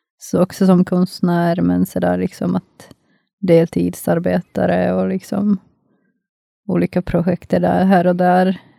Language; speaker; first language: Swedish; non-native, local second language; Finnish